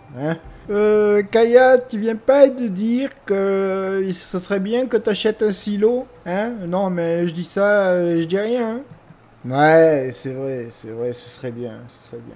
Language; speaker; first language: French; native; French